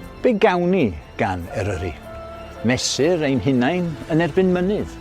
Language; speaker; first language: Welsh; native; Welsh